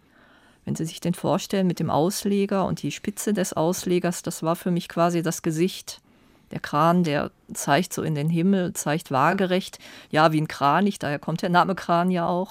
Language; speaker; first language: German; native; German